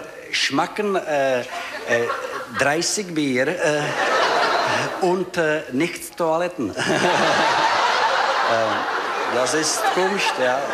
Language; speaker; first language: German; non-native, learner; Czech